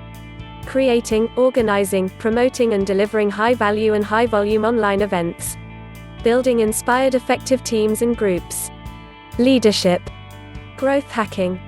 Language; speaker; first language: English; native; English